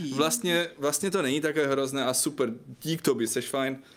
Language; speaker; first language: Czech; non-native, fluent; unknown